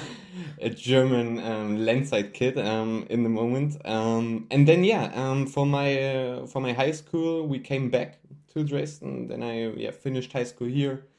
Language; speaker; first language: English; non-native, fluent; German